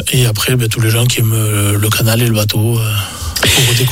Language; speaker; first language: French; native; French